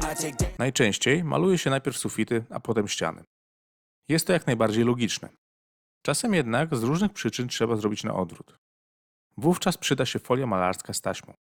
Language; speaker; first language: Polish; native; Polish